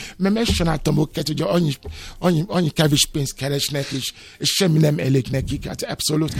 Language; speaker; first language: Hungarian; non-native, fluent; Yoruba